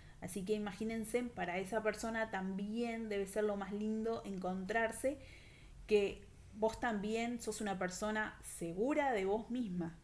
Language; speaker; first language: Spanish; native; Spanish